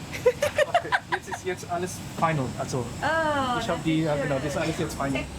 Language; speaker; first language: German; non-native, fluent; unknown